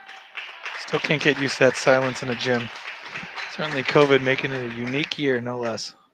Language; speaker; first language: English; native; English